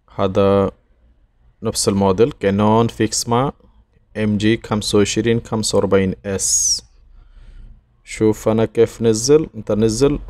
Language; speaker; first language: Arabic; non-native, learner; Bangla